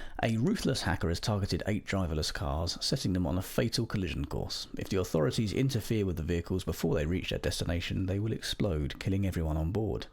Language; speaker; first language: English; native; English